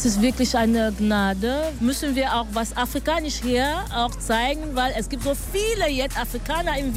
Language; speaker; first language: German; non-native, learner; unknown